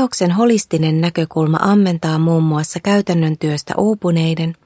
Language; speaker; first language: Finnish; native; Finnish